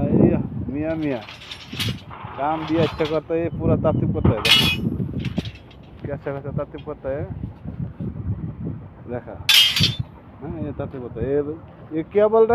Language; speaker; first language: Hindi; non-native, learner; Bangla